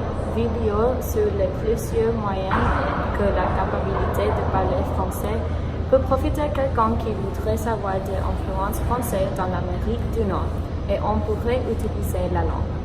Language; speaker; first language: French; non-native, learner; English